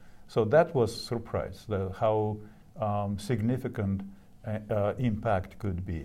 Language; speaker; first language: English; non-native, fluent; Russian